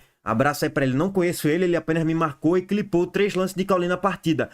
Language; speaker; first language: Portuguese; native; Portuguese